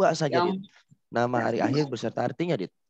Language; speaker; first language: Indonesian; native; Indonesian